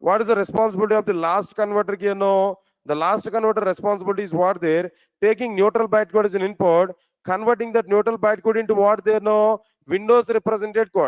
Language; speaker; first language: English; non-native, local second language; Telugu